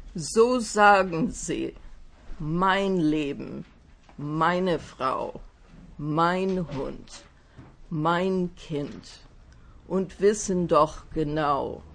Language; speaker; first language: German; non-native, fluent; English